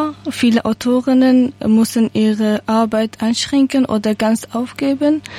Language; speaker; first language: German; non-native, learner; Persian